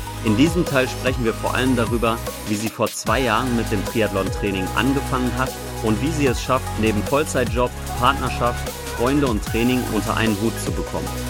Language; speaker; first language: German; native; German